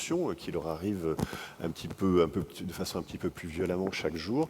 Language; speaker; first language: French; native; French